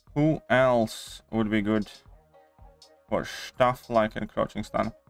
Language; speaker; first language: English; non-native, fluent; Latvian